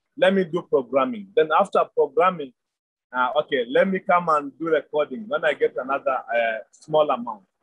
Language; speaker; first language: English; non-native, local second language; Luyia